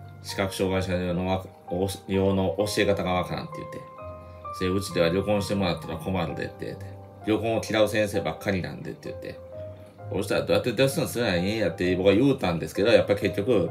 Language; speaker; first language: Japanese; native; Japanese